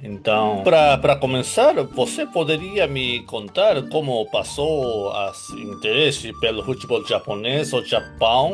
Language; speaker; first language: Portuguese; non-native, learner; Japanese